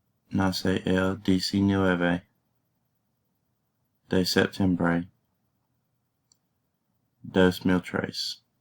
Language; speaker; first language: Spanish; non-native, learner; English